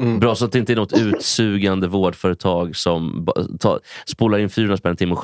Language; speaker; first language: Swedish; native; Swedish